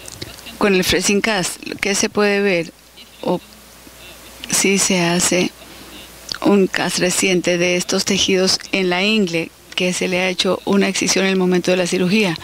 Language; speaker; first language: Spanish; native; Spanish